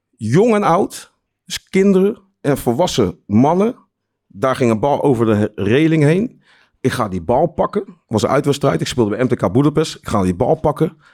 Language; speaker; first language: Dutch; native; Dutch